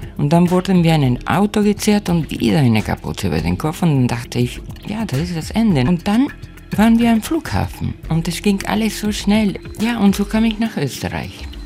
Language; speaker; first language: German; non-native, fluent; Spanish